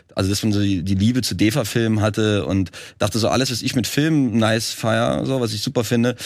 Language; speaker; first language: German; native; German